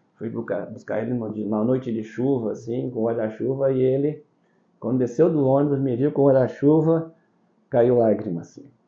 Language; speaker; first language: Portuguese; early bilingual, other home language; Chinese